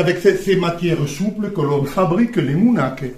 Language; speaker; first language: French; native; French